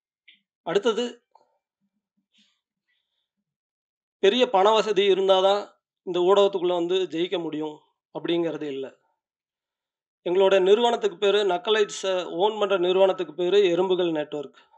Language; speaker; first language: Tamil; native; Tamil